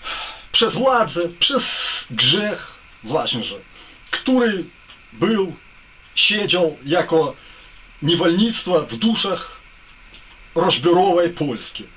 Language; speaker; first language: Polish; non-native, learner; Ukrainian